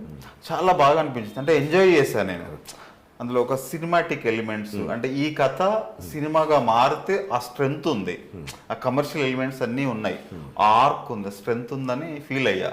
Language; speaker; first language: Telugu; native; Telugu